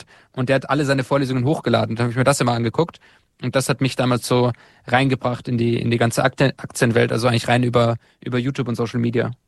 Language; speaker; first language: German; native; German